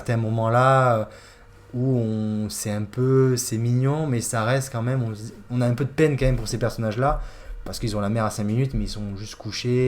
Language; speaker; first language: French; native; French